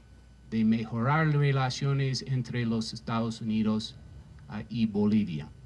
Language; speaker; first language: Spanish; non-native, fluent; English